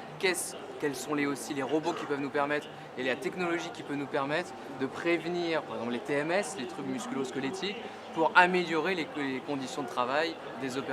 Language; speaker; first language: French; native; French